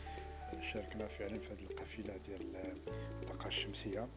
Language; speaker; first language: Arabic; native; Arabic